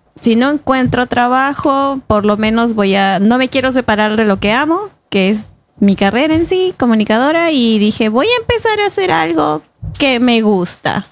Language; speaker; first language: Spanish; native; Spanish